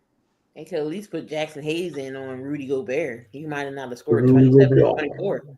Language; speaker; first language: English; native; English